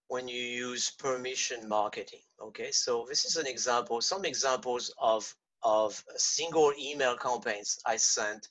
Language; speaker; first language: English; non-native, fluent; French